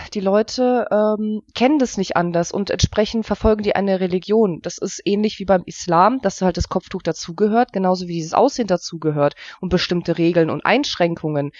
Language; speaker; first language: German; early bilingual, other home language; Russian